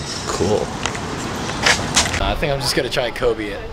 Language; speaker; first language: English; native; English